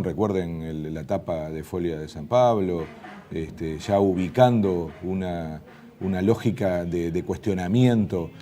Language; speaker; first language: Spanish; native; Spanish